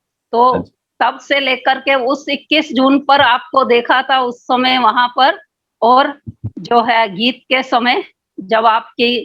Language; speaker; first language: Hindi; native; Hindi